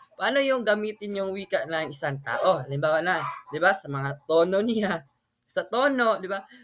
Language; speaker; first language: Filipino; non-native, local second language; Cebuano